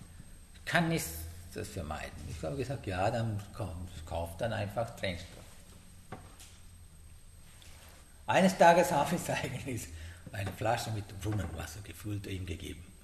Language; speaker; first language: German; non-native, learner; Sinhala